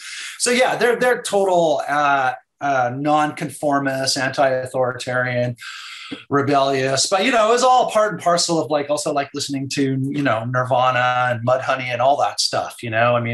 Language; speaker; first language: English; native; English